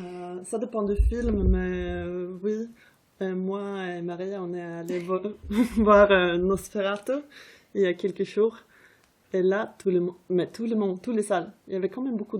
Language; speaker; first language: French; non-native, fluent; Swedish